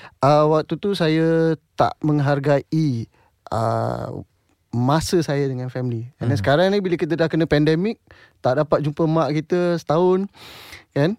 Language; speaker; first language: Malay; non-native, local second language; English